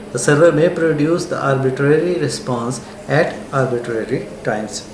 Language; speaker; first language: English; non-native, local second language; Urdu